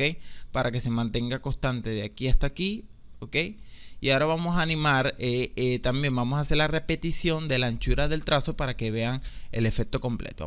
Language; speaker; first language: Spanish; native; Spanish